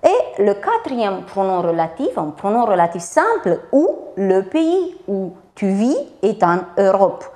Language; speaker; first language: French; non-native, fluent; Romanian